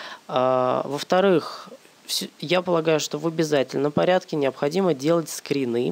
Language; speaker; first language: Russian; native; Russian